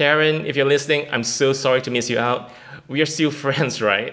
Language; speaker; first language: English; non-native, local second language; Chinese